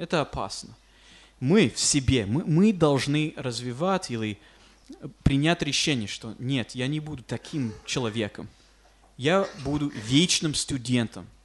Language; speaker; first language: Russian; non-native, fluent; English